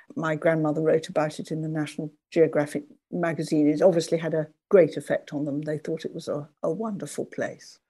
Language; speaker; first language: English; native; English